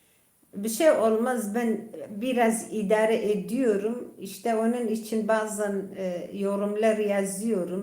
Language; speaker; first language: Turkish; non-native, local second language; Kurdish